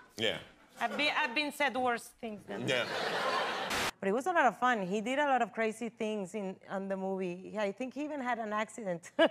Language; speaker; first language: English; non-native, fluent; Spanish